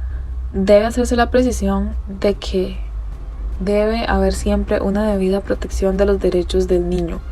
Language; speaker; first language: Spanish; native; Spanish